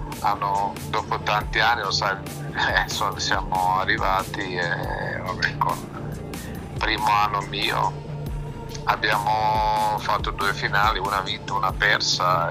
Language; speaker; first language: Italian; non-native, fluent; Serbian